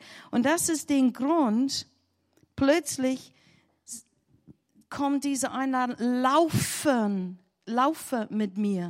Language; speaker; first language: German; non-native, learner; English